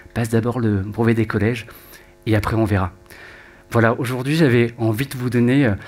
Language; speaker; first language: French; native; French